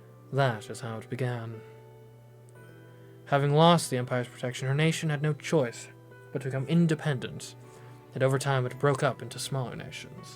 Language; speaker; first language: English; native; English